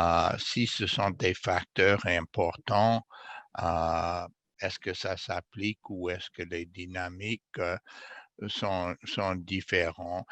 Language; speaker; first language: French; non-native, fluent; English